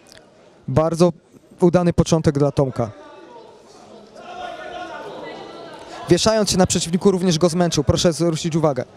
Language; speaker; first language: Polish; native; Polish